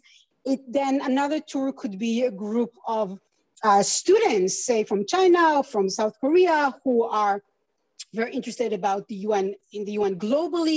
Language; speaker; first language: English; non-native, fluent; Hebrew